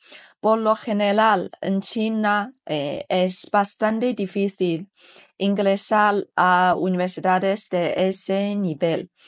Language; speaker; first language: Spanish; non-native, fluent; Chinese